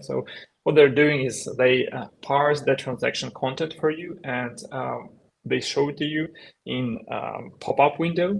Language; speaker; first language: English; non-native, fluent; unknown